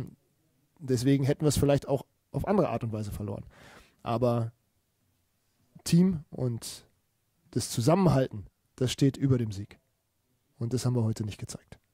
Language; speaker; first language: German; native; German